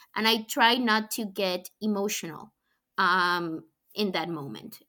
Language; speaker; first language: English; non-native, fluent; Spanish